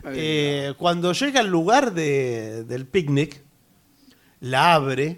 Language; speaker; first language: Spanish; native; Spanish